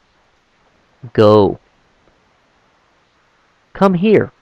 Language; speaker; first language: English; non-native, fluent; Korean